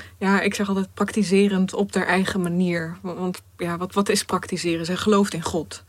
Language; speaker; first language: Dutch; early bilingual, other home language; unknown